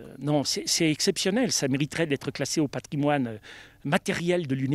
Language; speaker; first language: French; native; French